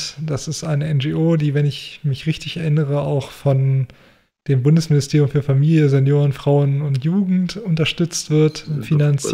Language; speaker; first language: German; native; German